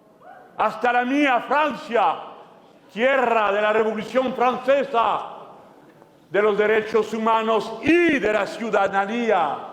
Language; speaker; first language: Spanish; non-native, fluent; French